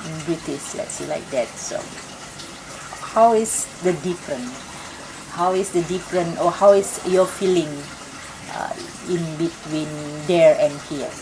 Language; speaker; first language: English; non-native, local second language; Indonesian